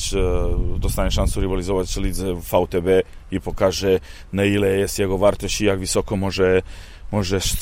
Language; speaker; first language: Polish; non-native, fluent; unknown